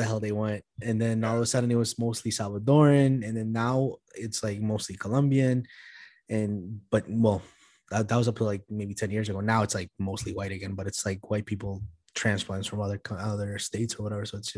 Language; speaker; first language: English; early bilingual, other home language; Spanish